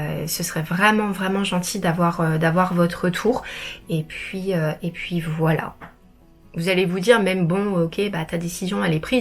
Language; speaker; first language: French; native; French